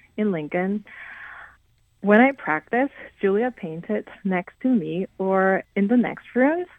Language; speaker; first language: English; non-native, fluent; Korean